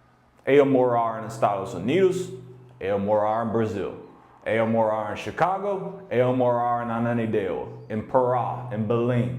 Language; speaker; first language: Portuguese; non-native, learner; English